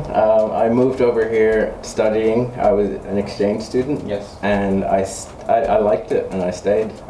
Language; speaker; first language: English; native; English